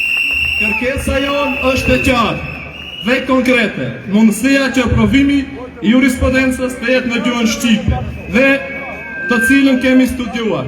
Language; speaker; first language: Albanian; native; Albanian